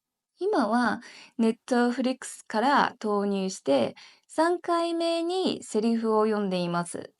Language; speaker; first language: Japanese; non-native, learner; Chinese